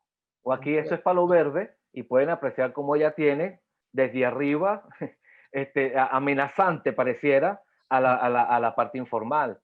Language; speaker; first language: Spanish; native; Spanish